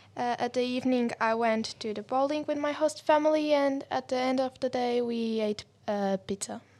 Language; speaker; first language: English; non-native, learner; Portuguese